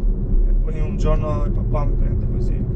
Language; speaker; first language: Italian; non-native, fluent; Albanian